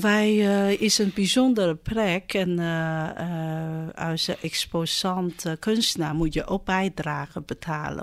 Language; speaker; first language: Dutch; non-native, learner; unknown